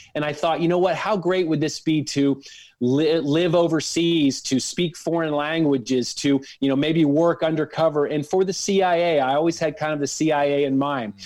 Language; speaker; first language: English; native; English